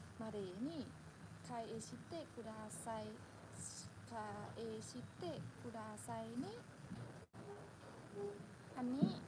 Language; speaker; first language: Japanese; non-native, learner; Thai